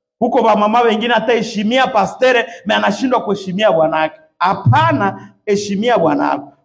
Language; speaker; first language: Swahili; native; Swahili